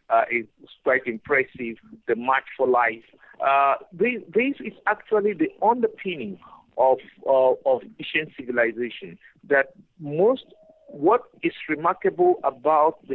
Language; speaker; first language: English; non-native, local second language; Igbo